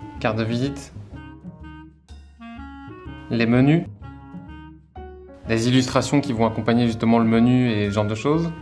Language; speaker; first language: French; native; French